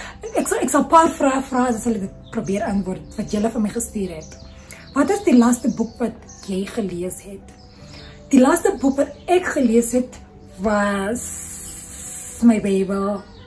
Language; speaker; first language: Afrikaans; non-native, learner; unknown